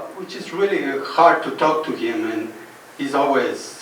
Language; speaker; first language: English; non-native, fluent; Spanish